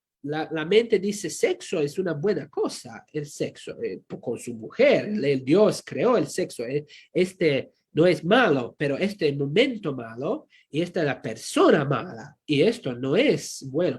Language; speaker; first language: Spanish; non-native, fluent; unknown